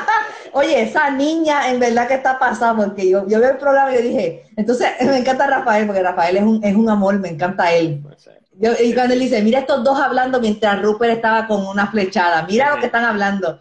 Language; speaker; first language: Spanish; native; Spanish